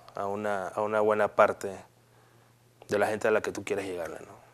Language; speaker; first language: Spanish; native; Spanish